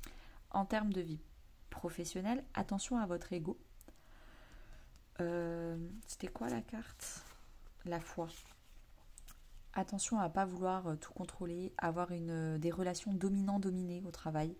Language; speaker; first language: French; native; French